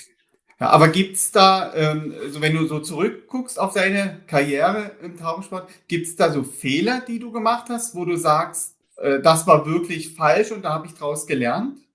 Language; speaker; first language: German; native; German